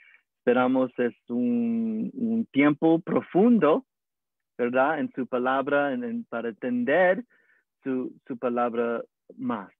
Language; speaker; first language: Spanish; early bilingual, heritage; English